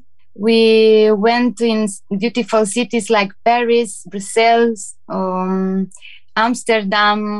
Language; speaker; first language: English; non-native, learner; Romanian